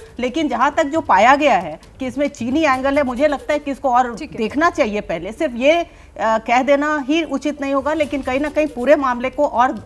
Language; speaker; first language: Hindi; native; Hindi